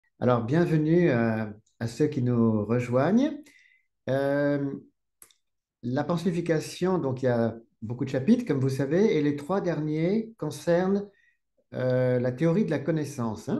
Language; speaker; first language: French; native; French